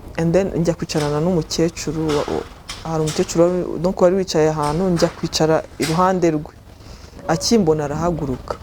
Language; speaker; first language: Kinyarwanda; native; Kinyarwanda